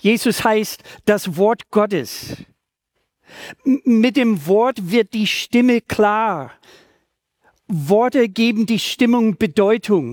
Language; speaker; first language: German; non-native, fluent; English